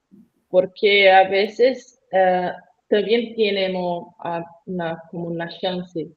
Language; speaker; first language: Spanish; non-native, learner; Portuguese